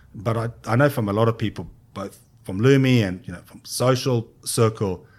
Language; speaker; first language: English; non-native, fluent; Hebrew